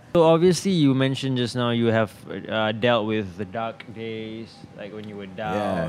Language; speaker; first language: English; non-native, local second language; Malay